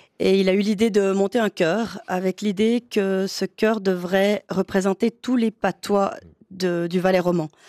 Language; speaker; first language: French; native; French